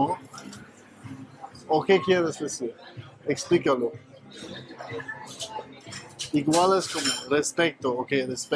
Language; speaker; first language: Spanish; non-native, learner; German